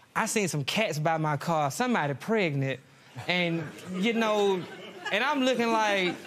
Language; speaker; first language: English; native; English